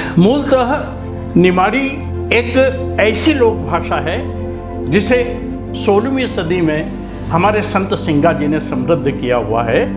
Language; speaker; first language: Hindi; native; Hindi